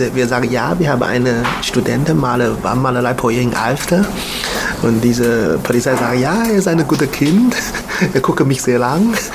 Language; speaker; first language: German; non-native, learner; Chinese